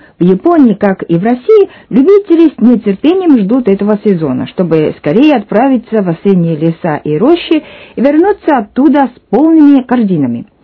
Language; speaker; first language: Russian; non-native, fluent; Japanese